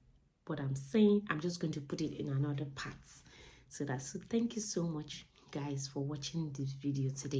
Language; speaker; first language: English; non-native, local second language; Yoruba